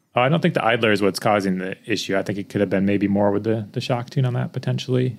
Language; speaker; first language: English; native; English